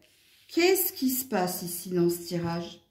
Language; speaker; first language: French; native; French